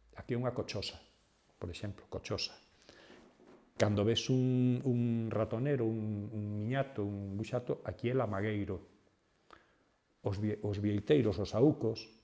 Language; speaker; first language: Galician; native; Galician